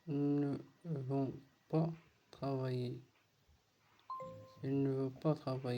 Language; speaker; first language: French; non-native, learner; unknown